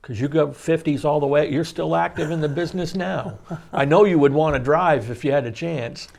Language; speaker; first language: English; native; English